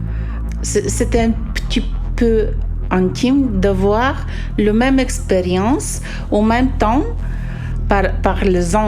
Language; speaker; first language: French; non-native, fluent; Bulgarian